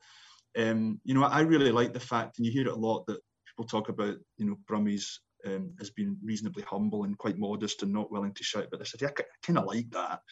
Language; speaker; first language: English; native; English